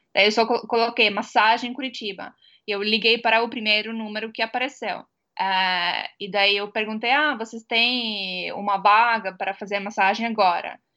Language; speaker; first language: Portuguese; non-native, fluent; Estonian